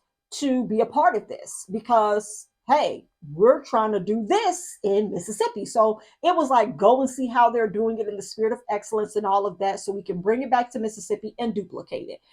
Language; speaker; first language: English; native; English